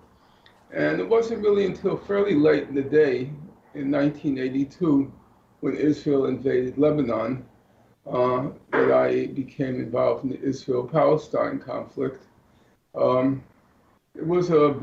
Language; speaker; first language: English; native; English